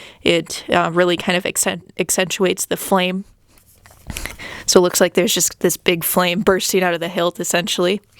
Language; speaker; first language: English; native; English